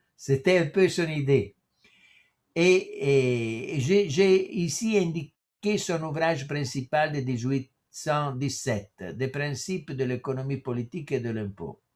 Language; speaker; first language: French; non-native, fluent; Italian